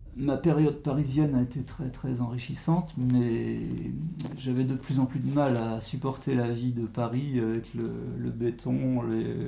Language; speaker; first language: French; native; French